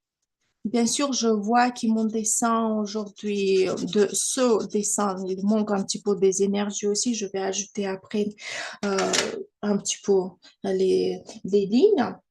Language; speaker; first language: French; non-native, fluent; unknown